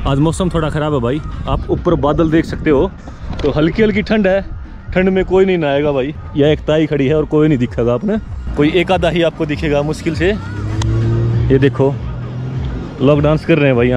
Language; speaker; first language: Hindi; native; Hindi